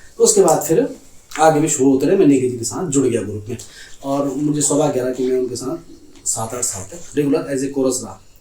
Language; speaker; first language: Hindi; non-native, local second language; Garhwali